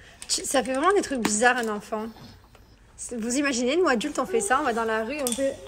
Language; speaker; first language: French; native; French